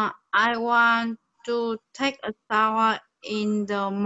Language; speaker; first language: English; non-native, learner; Vietnamese